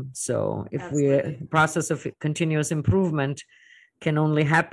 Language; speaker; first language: English; non-native, local second language; Hindi